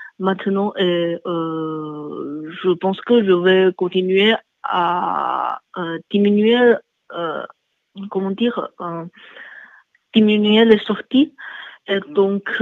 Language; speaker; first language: French; non-native, learner; Chinese